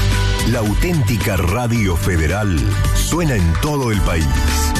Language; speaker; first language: Spanish; native; Spanish